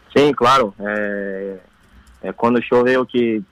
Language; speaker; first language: Spanish; non-native, learner; Portuguese